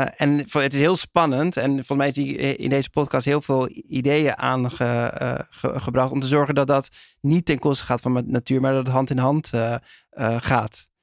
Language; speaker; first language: Dutch; native; Dutch